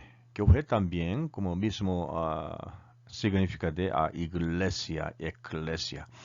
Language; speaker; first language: Spanish; non-native, learner; Korean